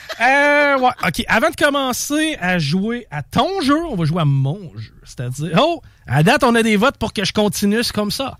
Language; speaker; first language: French; non-native, local second language; English